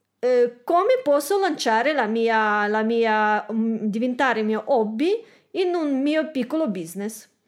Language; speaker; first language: Italian; non-native, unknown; Russian